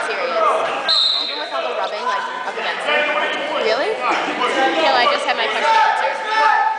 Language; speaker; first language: English; native; English